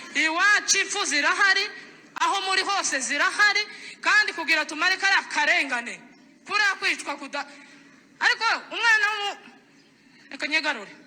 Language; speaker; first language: Kinyarwanda; native; Kinyarwanda